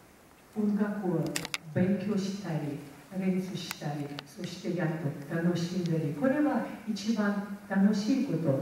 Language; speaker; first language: Japanese; non-native, learner; Russian